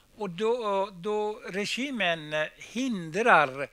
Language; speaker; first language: Swedish; non-native, fluent; Persian